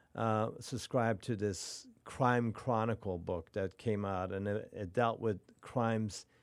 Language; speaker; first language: English; non-native, fluent; Norwegian